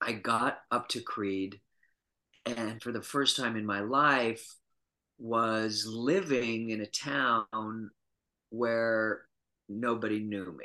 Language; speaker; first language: English; native; English